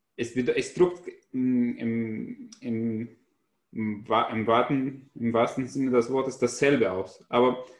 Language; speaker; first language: German; non-native, fluent; Arabic